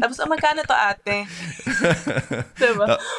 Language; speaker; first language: Filipino; early bilingual, heritage; Filipino